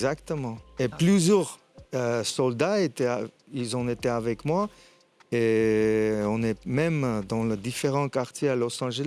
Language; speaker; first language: French; non-native, fluent; Armenian